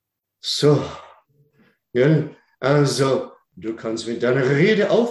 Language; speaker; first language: German; non-native, learner; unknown